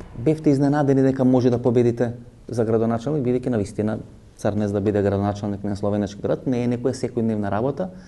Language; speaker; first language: Macedonian; native; Macedonian